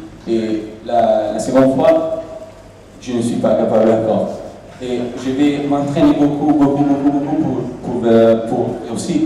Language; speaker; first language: French; non-native, learner; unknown